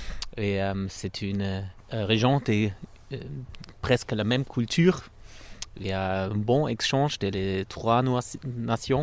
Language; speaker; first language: French; non-native, fluent; German